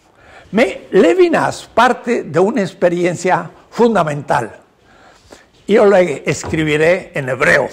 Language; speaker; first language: Italian; non-native, learner; Spanish